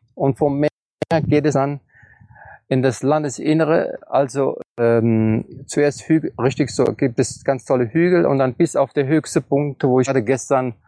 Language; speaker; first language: German; native; German